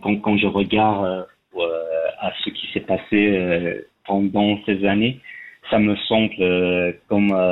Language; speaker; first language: French; non-native, fluent; Persian